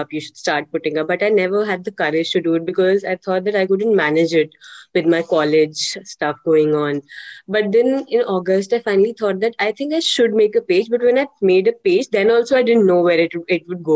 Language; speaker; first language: English; non-native, local second language; Hindi